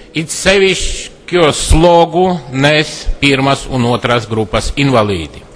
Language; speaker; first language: Latvian; non-native, local second language; Russian